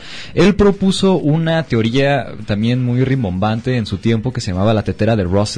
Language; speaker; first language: Spanish; native; Spanish